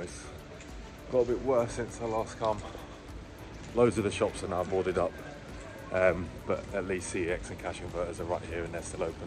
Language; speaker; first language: English; native; English